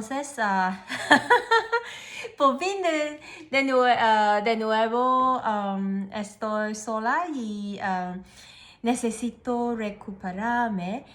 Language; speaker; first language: Spanish; non-native, learner; Cantonese